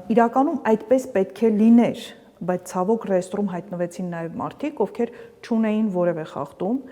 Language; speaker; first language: Armenian; native; Armenian